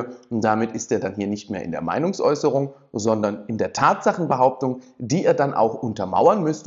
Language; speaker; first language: German; native; German